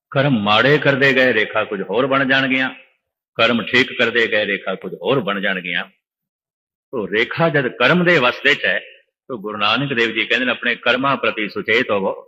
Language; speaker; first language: Hindi; non-native, local second language; Punjabi